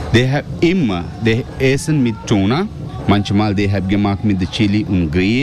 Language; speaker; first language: German; non-native, learner; Sinhala